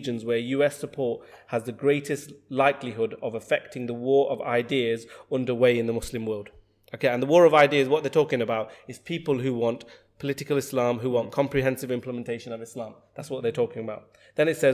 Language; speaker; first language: English; native; English